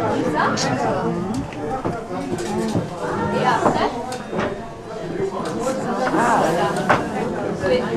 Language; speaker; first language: French; non-native, learner; German